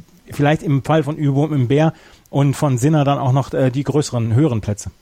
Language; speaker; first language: German; native; German